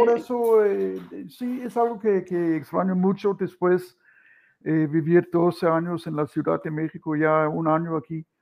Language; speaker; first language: Spanish; non-native, fluent; Danish